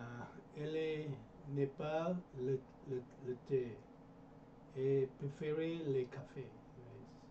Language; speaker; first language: French; non-native, learner; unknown